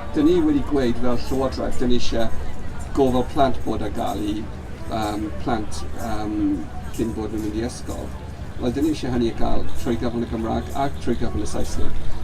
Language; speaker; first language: Welsh; non-native, local second language; English